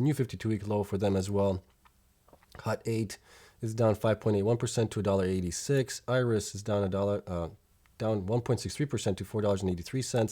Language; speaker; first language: English; native; English